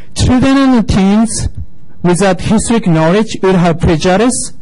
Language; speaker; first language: English; non-native, fluent; Japanese